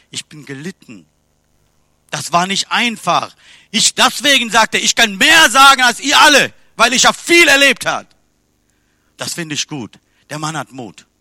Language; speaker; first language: German; non-native, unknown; Tamil